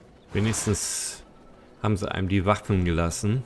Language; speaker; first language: German; native; German